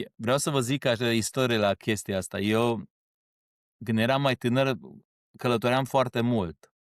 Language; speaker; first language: Romanian; early bilingual, heritage; Romanian